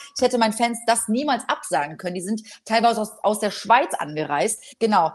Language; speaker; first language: German; early bilingual, other home language; Polish